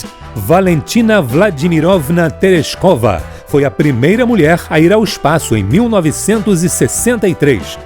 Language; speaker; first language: Portuguese; native; Portuguese